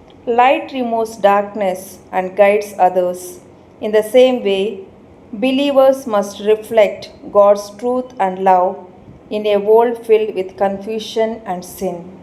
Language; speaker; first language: English; non-native, local second language; Telugu